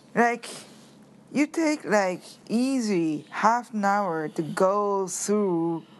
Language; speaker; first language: English; non-native, learner; Japanese